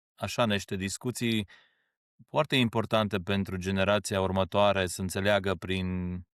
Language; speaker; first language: Romanian; early bilingual, heritage; Romanian